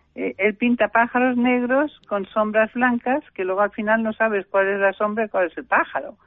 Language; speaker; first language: Spanish; non-native, fluent; German